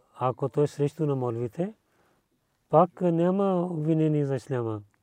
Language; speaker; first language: Bulgarian; non-native, learner; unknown